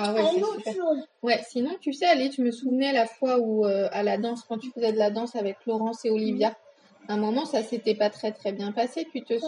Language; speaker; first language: French; native; French